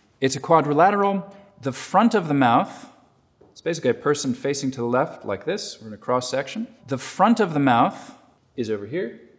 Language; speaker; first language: English; native; English